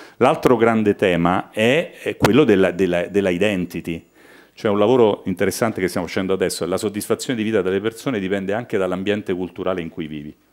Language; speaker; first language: Italian; native; Italian